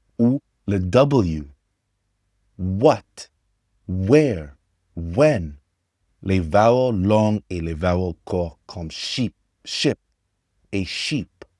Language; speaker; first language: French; non-native, fluent; English